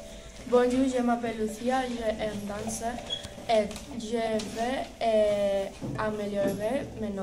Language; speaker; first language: French; non-native, learner; Spanish